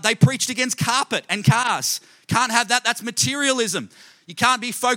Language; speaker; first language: English; native; English